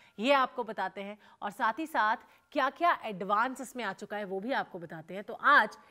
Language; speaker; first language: Hindi; native; Hindi